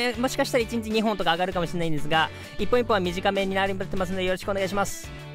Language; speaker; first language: Japanese; native; Japanese